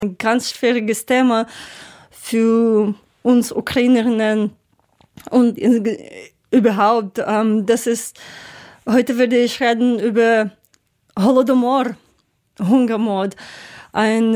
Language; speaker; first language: German; non-native, learner; Ukrainian